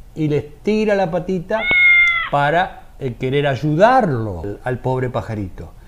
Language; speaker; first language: Spanish; native; Spanish